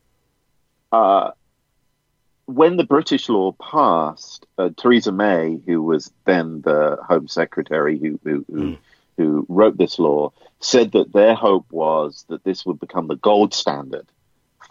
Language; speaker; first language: English; native; English